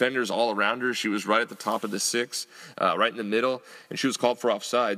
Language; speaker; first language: English; native; English